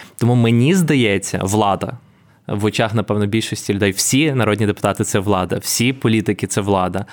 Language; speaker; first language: Ukrainian; native; Ukrainian